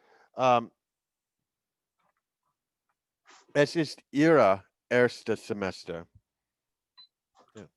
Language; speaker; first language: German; non-native, learner; English